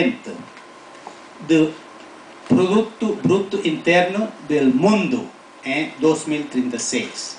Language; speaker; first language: Spanish; non-native, fluent; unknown